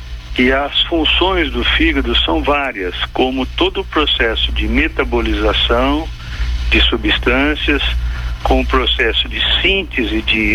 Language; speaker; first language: Portuguese; native; Portuguese